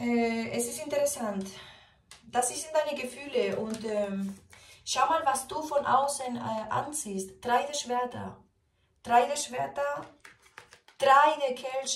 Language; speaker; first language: German; non-native, fluent; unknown